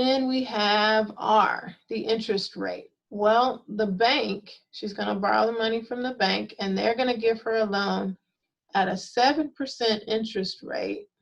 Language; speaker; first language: English; native; English